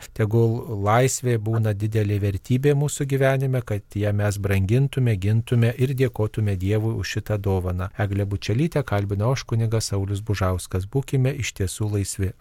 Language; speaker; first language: Lithuanian; native; Lithuanian